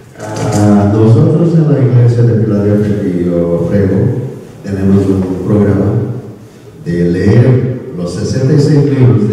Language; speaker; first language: Spanish; non-native, learner; Korean